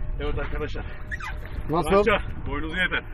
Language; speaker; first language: Turkish; native; Turkish